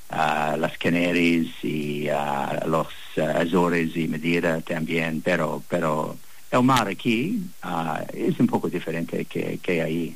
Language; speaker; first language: Spanish; non-native, learner; English